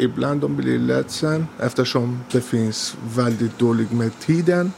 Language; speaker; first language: Swedish; non-native, learner; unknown